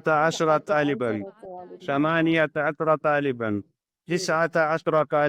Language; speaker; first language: Arabic; non-native, learner; Urdu